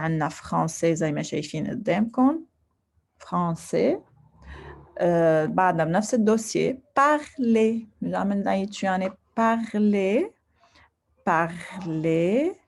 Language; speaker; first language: Arabic; non-native, local second language; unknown